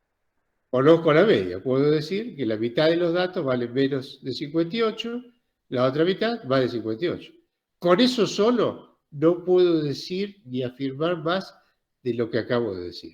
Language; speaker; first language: Spanish; native; Spanish